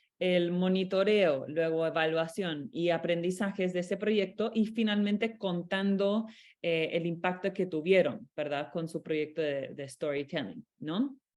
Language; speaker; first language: Spanish; non-native, fluent; Romanian